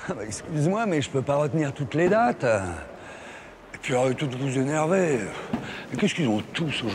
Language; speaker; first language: French; native; French